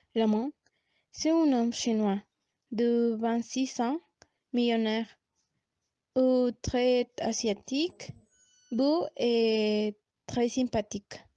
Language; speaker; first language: French; non-native, learner; Spanish